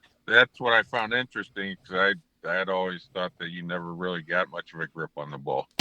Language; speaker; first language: English; native; English